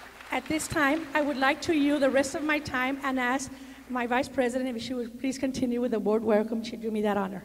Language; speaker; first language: English; early bilingual, other home language; Spanish